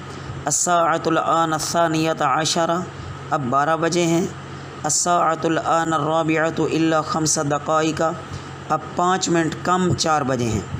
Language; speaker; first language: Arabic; non-native, fluent; Urdu